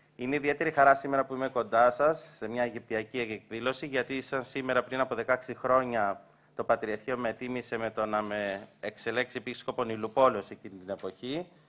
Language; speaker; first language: Greek; early bilingual, heritage; Greek